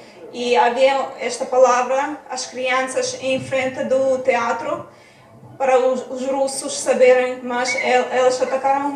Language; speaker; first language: Portuguese; non-native, fluent; Ukrainian